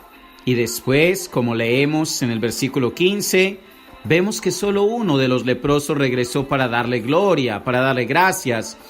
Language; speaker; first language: Spanish; native; Spanish